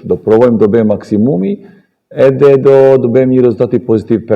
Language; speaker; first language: Albanian; non-native, learner; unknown